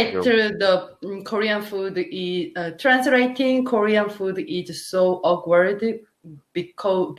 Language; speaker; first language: English; non-native, learner; Korean